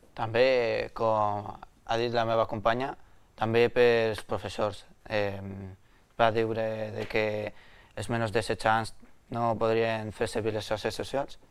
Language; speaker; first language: Catalan; early bilingual, other home language; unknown